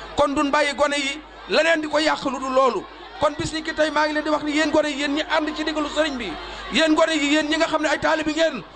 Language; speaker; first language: Wolof; native; Wolof